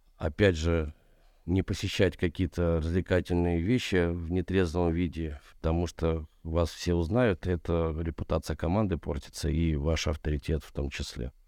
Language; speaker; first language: Russian; native; Russian